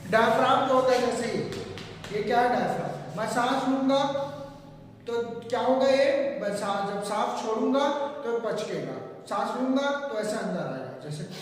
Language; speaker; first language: Hindi; non-native, local second language; Chhattisgarhi